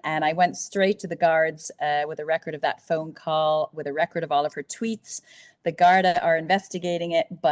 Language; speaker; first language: English; native; English